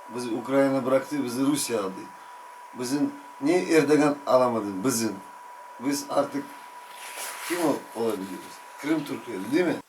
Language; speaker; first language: Turkish; non-native, learner; Ukrainian